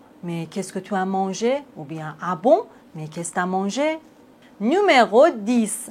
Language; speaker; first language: French; native; French